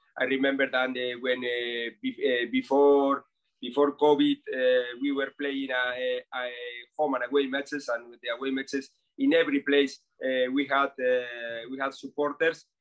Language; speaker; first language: English; non-native, fluent; Spanish